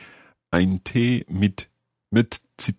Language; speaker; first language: German; non-native, learner; English